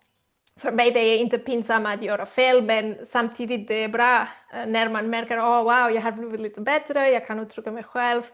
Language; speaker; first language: Swedish; non-native, learner; Spanish